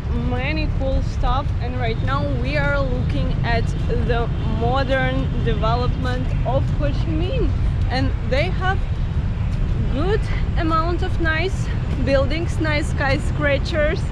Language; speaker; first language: English; non-native, fluent; Ukrainian